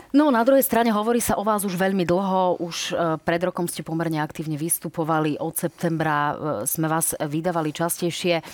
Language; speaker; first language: Slovak; native; Slovak